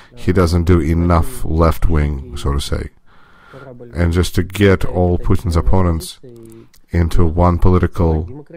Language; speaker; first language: English; non-native, fluent; Russian